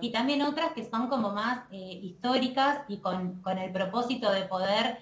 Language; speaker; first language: Spanish; native; Spanish